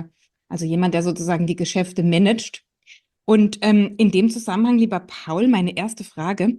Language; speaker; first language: German; native; German